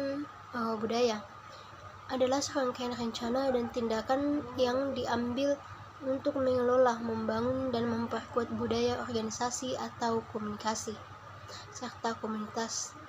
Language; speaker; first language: Indonesian; native; Indonesian